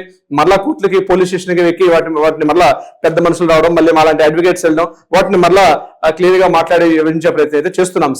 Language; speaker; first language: Telugu; native; Telugu